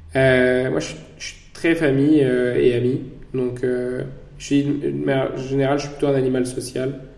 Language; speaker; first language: French; native; French